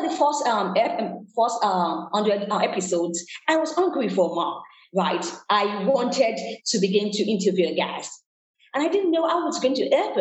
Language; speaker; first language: English; non-native, local second language; Yoruba